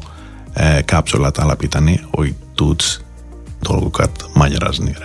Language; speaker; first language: Hungarian; non-native, fluent; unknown